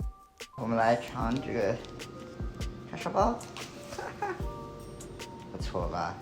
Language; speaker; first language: Chinese; early bilingual, heritage; English